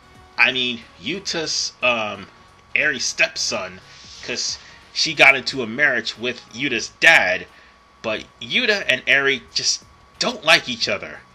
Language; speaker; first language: English; native; English